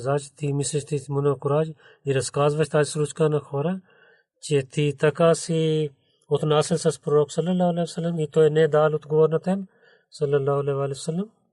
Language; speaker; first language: Bulgarian; non-native, learner; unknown